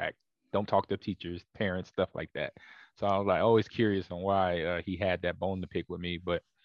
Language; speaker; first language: English; native; English